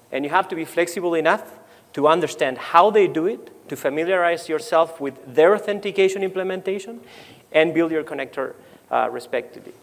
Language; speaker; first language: English; non-native, fluent; Spanish